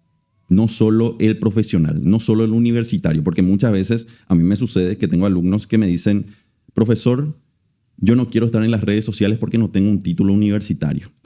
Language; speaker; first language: Spanish; native; Spanish